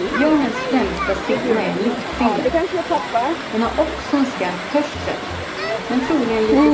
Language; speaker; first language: Swedish; native; Swedish